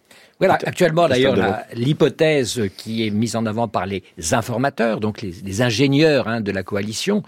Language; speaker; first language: French; native; French